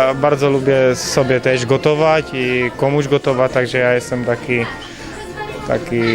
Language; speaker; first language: Polish; non-native, learner; Czech